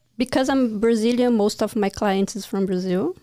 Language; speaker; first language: English; non-native, fluent; Portuguese